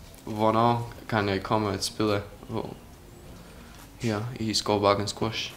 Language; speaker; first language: Danish; non-native, learner; Slovak